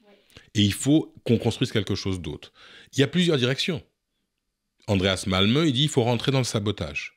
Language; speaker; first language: French; native; French